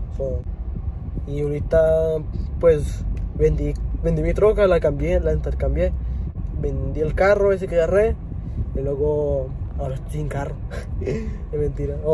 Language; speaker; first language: Spanish; early bilingual, heritage; Spanish